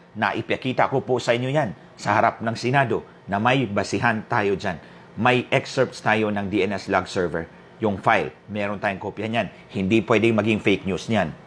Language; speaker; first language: Filipino; non-native, local second language; Waray